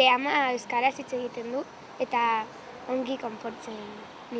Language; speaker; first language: Basque; non-native, local second language; Spanish